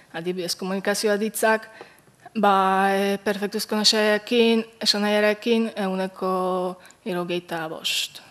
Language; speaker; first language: Basque; non-native, fluent; Polish